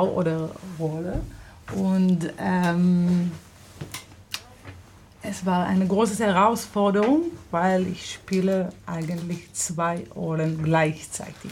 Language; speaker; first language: German; non-native, fluent; Hebrew